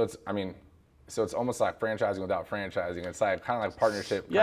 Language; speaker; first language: English; native; English